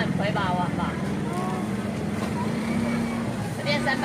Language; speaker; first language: Chinese; native; Chinese